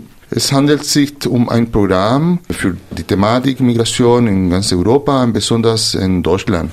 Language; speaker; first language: German; non-native, fluent; Spanish